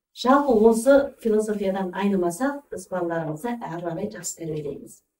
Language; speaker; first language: Kazakh; early bilingual, heritage; Kazakh